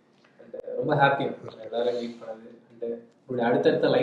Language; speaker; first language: Tamil; native; Tamil